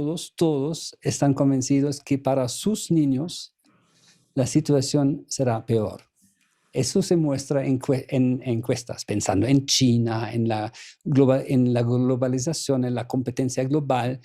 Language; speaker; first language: Spanish; non-native, fluent; German